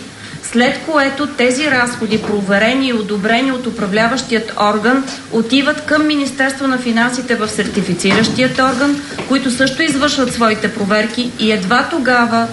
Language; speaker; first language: Bulgarian; native; Bulgarian